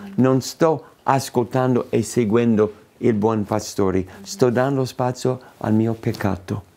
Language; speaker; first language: Italian; non-native, fluent; English